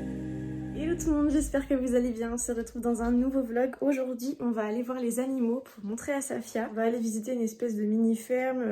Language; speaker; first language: French; native; French